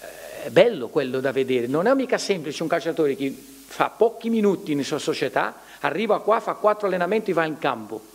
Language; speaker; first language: Italian; non-native, fluent; Portuguese